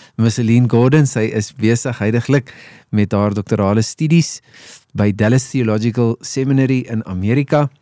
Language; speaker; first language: Afrikaans; native; Afrikaans